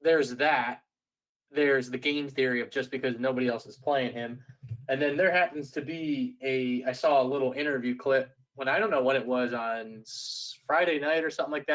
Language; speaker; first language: English; native; English